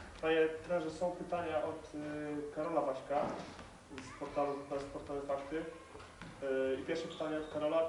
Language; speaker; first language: Polish; native; Polish